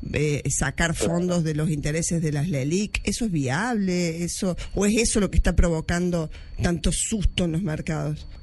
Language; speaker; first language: Spanish; native; Spanish